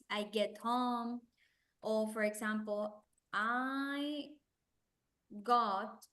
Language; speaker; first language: English; non-native, fluent; Spanish